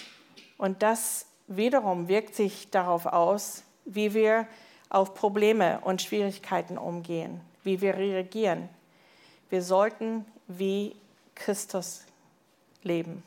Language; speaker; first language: German; non-native, fluent; English